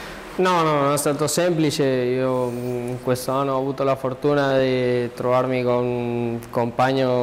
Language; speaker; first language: Italian; non-native, learner; Spanish